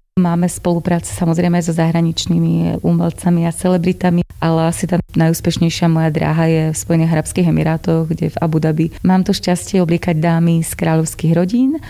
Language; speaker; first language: Slovak; native; Slovak